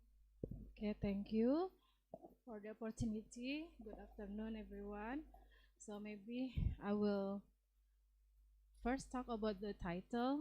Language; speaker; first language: English; non-native, learner; Indonesian